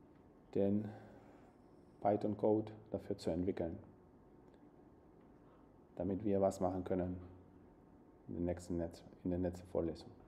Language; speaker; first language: German; non-native, fluent; Spanish